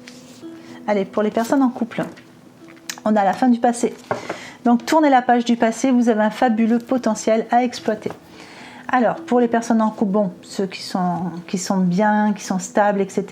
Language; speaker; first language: French; native; French